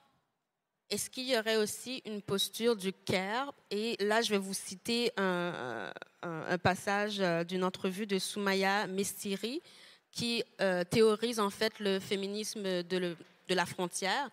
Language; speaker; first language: French; native; French